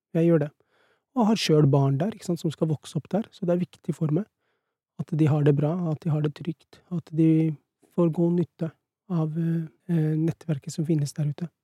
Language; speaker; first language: Norwegian; early bilingual, other home language; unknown